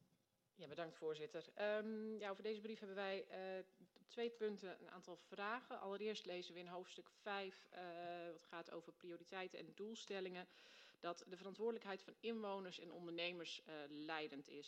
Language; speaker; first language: Dutch; native; Dutch